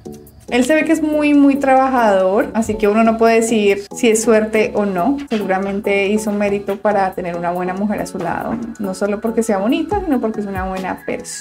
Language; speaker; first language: Spanish; native; Spanish